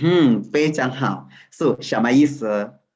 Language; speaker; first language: Chinese; non-native, fluent; Swahili